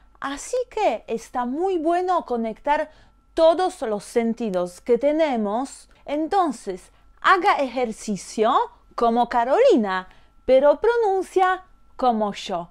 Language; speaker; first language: Spanish; non-native, fluent; Polish